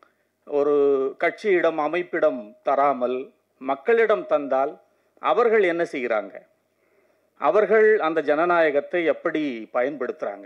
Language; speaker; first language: Tamil; native; Tamil